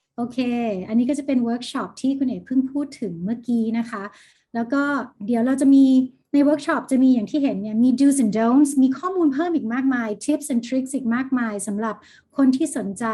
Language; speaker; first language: Thai; native; Thai